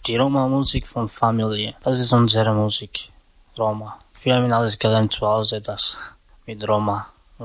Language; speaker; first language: German; non-native, learner; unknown